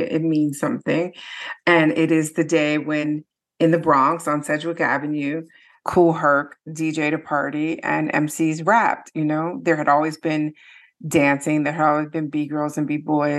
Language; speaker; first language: English; native; English